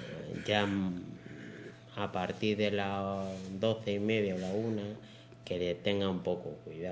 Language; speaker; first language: Spanish; native; Spanish